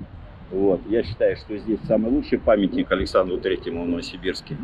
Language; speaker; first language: Russian; native; Russian